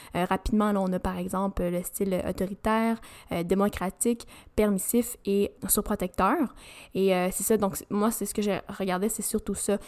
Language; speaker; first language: French; native; French